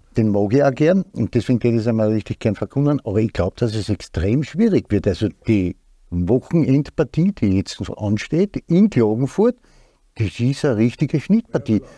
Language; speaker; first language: German; native; German